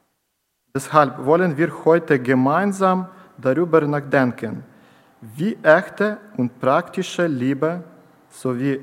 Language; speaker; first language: German; non-native, learner; Ukrainian